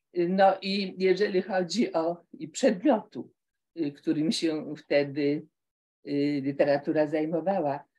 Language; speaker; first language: Polish; native; Polish